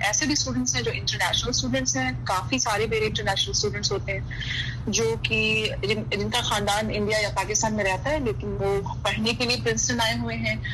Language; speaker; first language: Urdu; native; Urdu